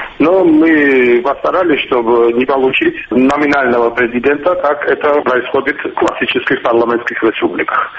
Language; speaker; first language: Russian; non-native, local second language; Georgian